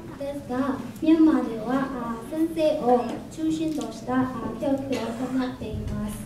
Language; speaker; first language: Japanese; non-native, learner; Burmese